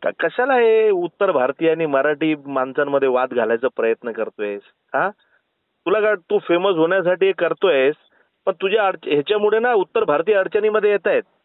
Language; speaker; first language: Marathi; non-native, local second language; Gujarati